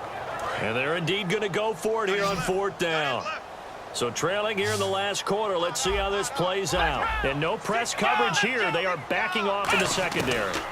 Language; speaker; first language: English; native; English